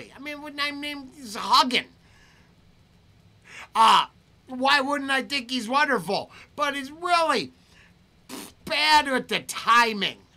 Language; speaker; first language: English; native; English